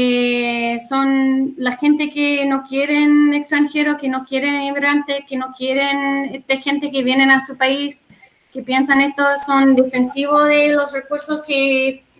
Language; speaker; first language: Spanish; non-native, learner; English